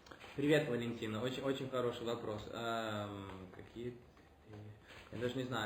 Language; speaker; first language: Russian; early bilingual, heritage; Russian